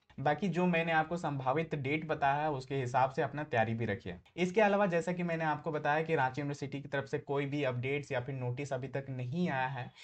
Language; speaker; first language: Hindi; native; Hindi